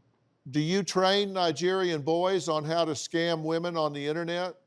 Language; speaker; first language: English; native; English